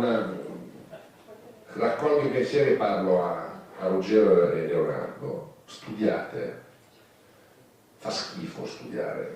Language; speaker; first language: Italian; native; Italian